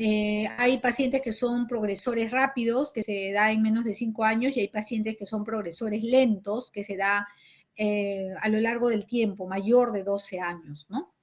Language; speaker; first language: Spanish; native; Spanish